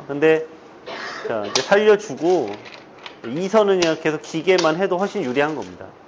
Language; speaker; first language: Korean; native; Korean